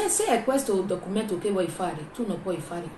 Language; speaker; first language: Italian; non-native, learner; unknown